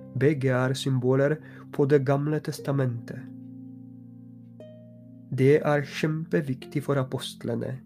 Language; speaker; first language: Norwegian; non-native, fluent; Polish